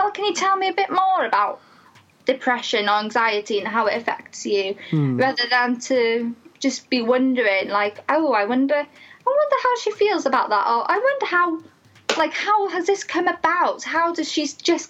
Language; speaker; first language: English; native; English